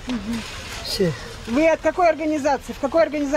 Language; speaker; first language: Russian; native; Russian